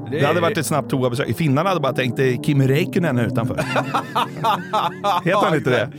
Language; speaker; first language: Swedish; native; Swedish